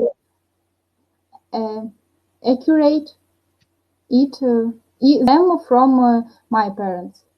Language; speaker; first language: English; non-native, learner; Russian